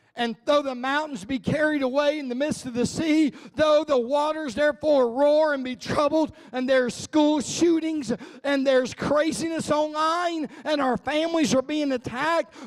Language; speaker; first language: English; native; English